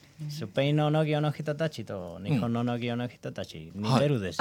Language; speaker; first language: Japanese; non-native, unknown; Spanish